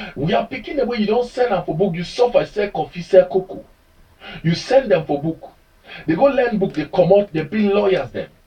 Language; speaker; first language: Nigerian Pidgin; native; Nigerian Pidgin